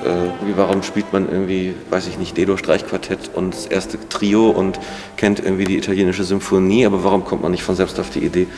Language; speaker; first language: German; native; German